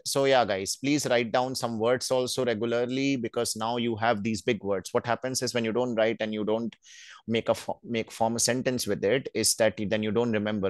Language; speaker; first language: English; non-native, local second language; Hindi